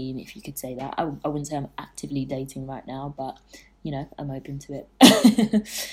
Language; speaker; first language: English; native; English